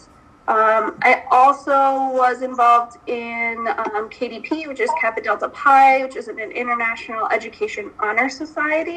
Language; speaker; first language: English; native; English